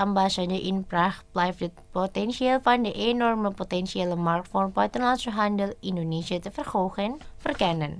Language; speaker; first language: Dutch; non-native, fluent; Indonesian